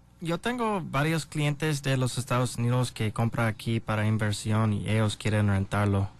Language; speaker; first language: Spanish; non-native, learner; English